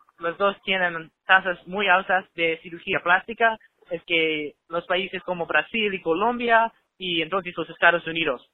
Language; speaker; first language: Spanish; non-native, learner; English